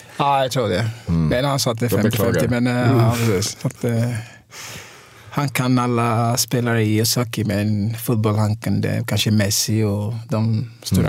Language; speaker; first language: Swedish; non-native, fluent; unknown